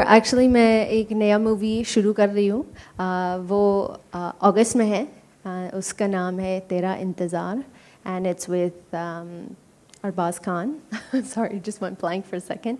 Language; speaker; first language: Hindi; non-native, learner; English